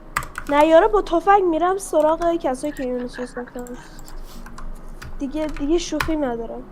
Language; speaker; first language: Persian; native; Persian